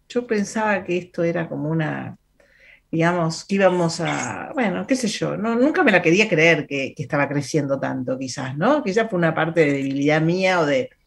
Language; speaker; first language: Spanish; native; Spanish